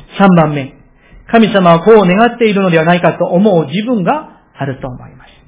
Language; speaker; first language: Japanese; non-native, fluent; Korean